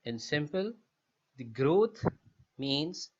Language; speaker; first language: English; non-native, local second language; Urdu